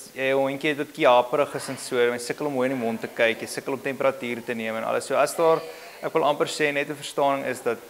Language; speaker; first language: Afrikaans; native; Afrikaans